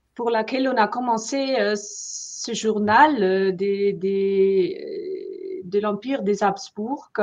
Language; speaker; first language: French; non-native, fluent; German